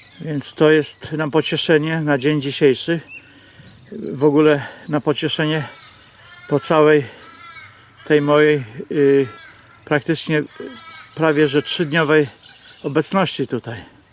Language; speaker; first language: Polish; native; Polish